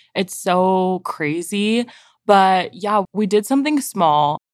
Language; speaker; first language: English; native; English